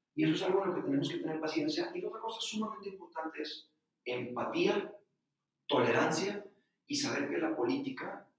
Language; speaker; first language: Spanish; native; Spanish